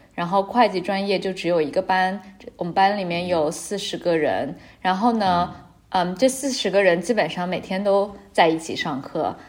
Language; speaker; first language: Chinese; native; Chinese